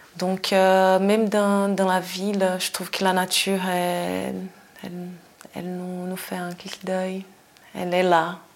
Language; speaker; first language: French; non-native, fluent; Portuguese